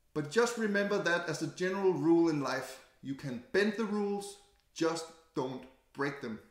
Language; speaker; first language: English; non-native, fluent; Danish